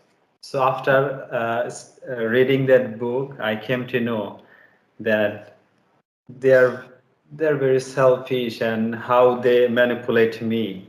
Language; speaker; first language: English; non-native, learner; Bangla